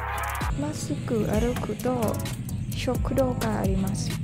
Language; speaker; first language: Japanese; non-native, learner; Thai